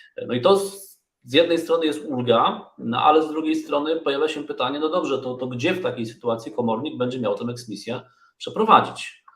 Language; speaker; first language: Polish; native; Polish